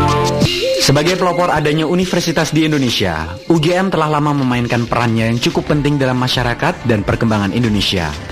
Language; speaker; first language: Indonesian; native; Indonesian